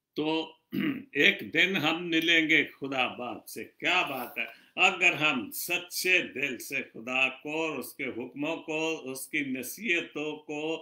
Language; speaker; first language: Urdu; non-native, local second language; Punjabi